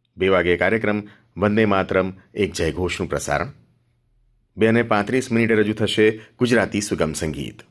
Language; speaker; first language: Gujarati; native; Gujarati